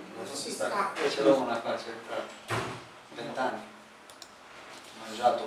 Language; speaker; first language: Italian; native; Italian